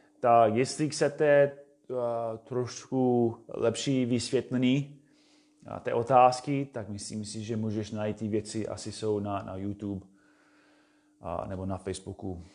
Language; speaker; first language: Czech; non-native, fluent; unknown